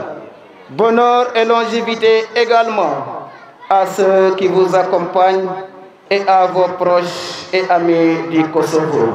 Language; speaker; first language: French; non-native, local second language; Serer